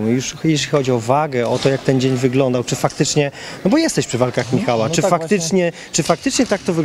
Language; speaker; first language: Polish; native; Polish